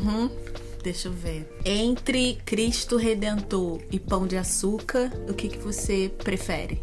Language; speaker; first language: Portuguese; native; Portuguese